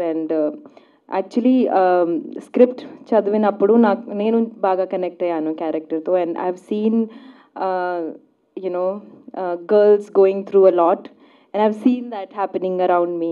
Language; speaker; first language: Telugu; non-native, learner; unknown